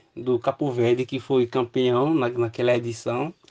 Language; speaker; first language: Portuguese; non-native, fluent; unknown